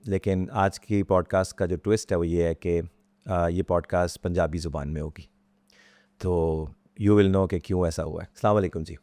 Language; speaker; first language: Urdu; non-native, local second language; Punjabi